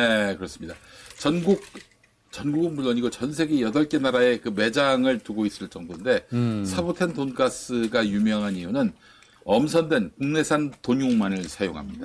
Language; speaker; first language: Korean; native; Korean